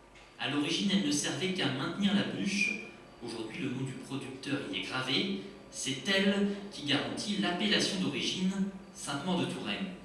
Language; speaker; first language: French; native; French